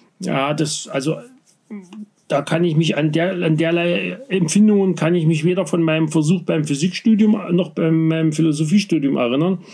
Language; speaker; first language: German; native; German